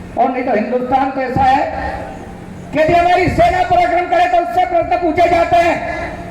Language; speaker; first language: Hindi; native; Hindi